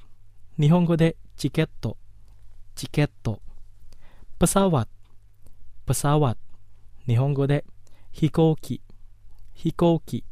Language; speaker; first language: Japanese; non-native, fluent; Indonesian